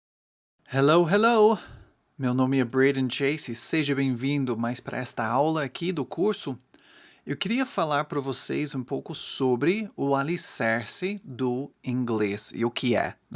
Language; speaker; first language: Portuguese; non-native, fluent; English